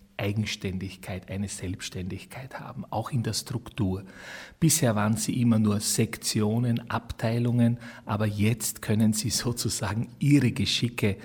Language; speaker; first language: German; non-native, local second language; Croatian